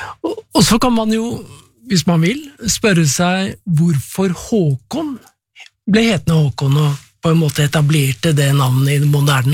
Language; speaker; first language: Norwegian; native; Norwegian